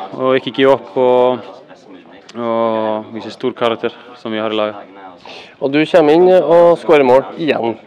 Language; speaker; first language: Norwegian; native; Norwegian